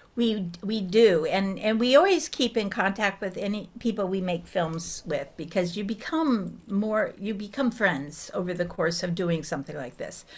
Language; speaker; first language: English; native; English